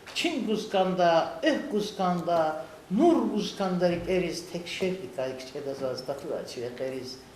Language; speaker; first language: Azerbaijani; non-native, local second language; Lezghian